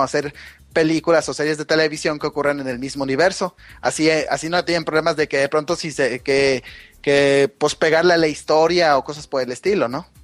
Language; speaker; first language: Spanish; native; Spanish